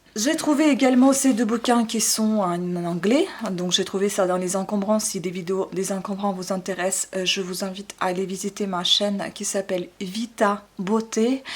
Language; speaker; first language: French; non-native, fluent; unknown